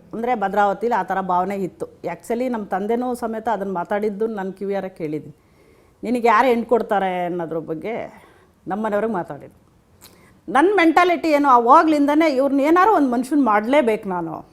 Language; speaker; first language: Kannada; native; Kannada